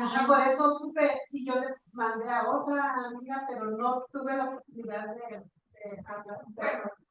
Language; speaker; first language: Spanish; native; Spanish